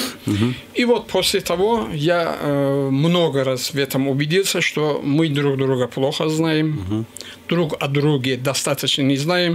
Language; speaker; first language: Russian; non-native, local second language; Azerbaijani